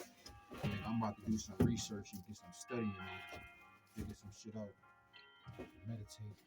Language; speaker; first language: English; native; English